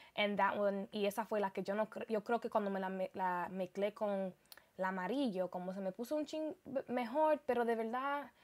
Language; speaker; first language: Spanish; early bilingual, heritage; Spanish